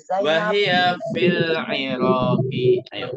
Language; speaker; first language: Arabic; non-native, fluent; Indonesian